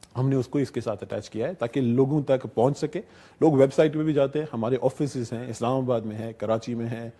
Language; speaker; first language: Urdu; native; Urdu